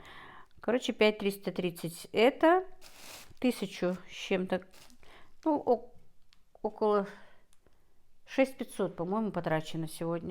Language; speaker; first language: Russian; non-native, local second language; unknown